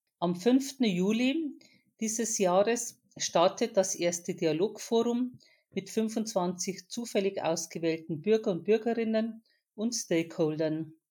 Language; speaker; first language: German; native; German